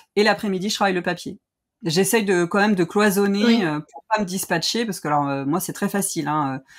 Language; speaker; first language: French; native; French